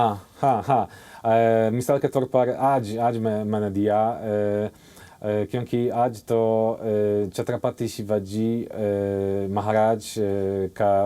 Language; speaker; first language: Hindi; non-native, fluent; Polish